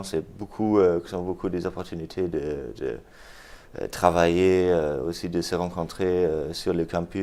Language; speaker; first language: French; non-native, fluent; German